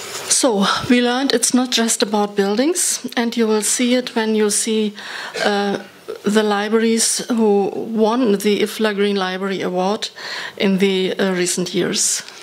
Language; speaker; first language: English; non-native, fluent; German